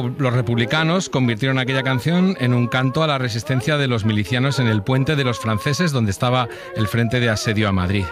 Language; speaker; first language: Spanish; native; Spanish